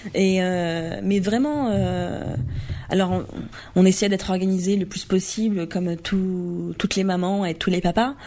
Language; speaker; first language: French; native; French